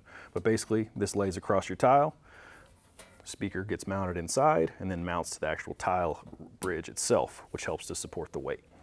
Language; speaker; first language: English; native; English